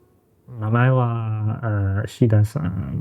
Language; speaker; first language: Japanese; non-native, learner; Indonesian